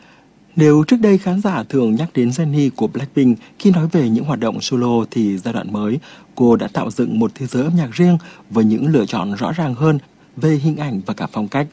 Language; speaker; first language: Vietnamese; native; Vietnamese